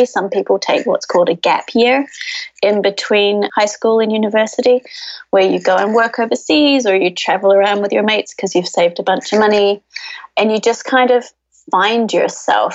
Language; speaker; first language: English; native; English